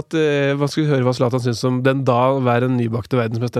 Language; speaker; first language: Norwegian; native; Norwegian